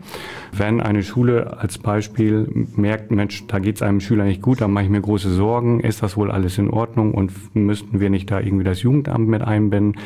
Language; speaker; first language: German; native; German